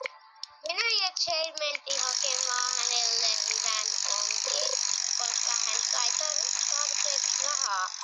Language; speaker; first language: Finnish; early bilingual, other home language; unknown